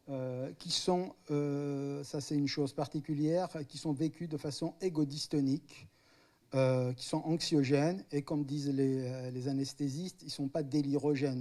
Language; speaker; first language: French; native; French